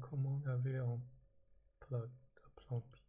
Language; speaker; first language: French; non-native, learner; English